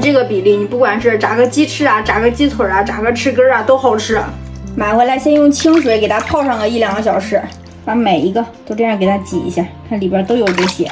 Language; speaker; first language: Chinese; native; Chinese